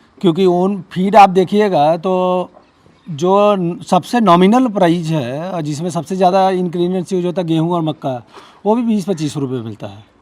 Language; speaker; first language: Hindi; native; Hindi